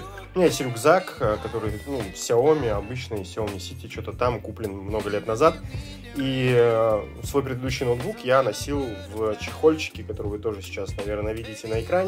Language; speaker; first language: Russian; native; Russian